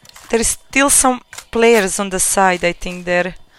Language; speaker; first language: English; non-native, fluent; Croatian